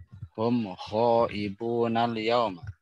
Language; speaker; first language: Arabic; non-native, learner; Indonesian